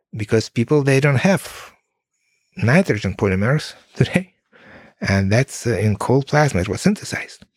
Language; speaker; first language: English; non-native, fluent; Ukrainian